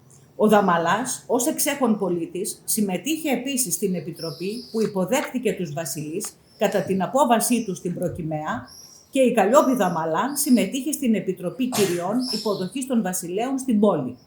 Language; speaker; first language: Greek; native; Greek